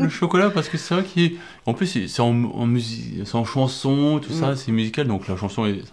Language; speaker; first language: French; native; French